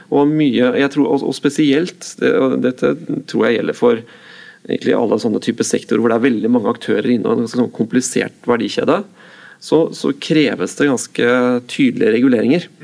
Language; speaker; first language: Norwegian; native; Norwegian